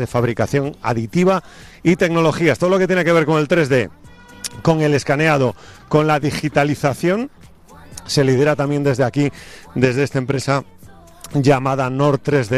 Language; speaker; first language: Spanish; native; Spanish